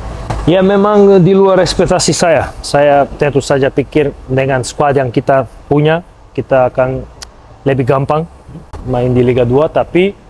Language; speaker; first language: Indonesian; non-native, fluent; Serbian